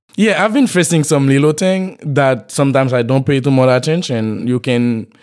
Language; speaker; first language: English; non-native, fluent; Haitian Creole